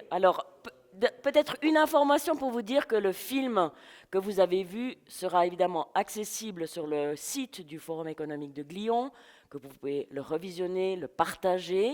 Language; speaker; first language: French; native; French